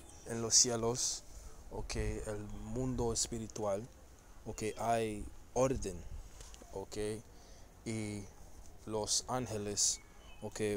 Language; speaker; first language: Spanish; early bilingual, heritage; Spanish